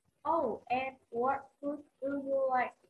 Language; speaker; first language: English; non-native, learner; Vietnamese